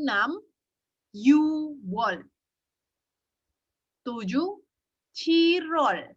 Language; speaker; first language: Korean; non-native, fluent; Indonesian